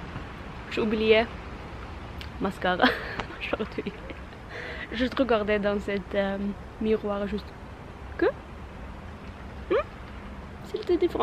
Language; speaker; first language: French; non-native, learner; Norwegian